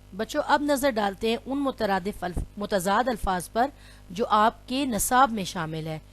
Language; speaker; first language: Urdu; non-native, local second language; Pashto